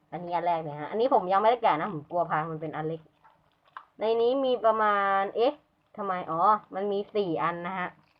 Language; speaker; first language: Thai; native; Thai